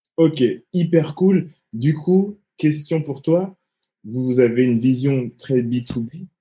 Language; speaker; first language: French; native; French